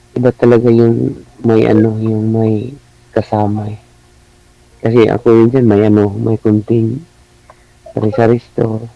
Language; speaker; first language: Filipino; non-native, local second language; Cebuano